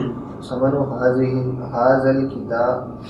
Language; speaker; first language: Arabic; non-native, learner; Urdu